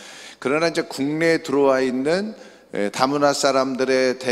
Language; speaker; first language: Korean; native; Korean